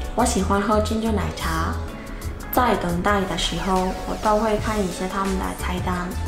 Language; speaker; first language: Chinese; non-native, fluent; Mongolian